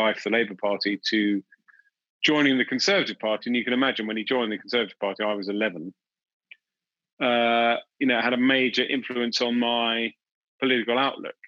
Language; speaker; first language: English; native; English